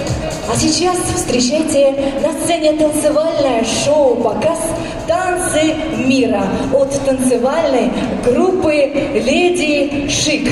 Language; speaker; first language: Russian; native; Russian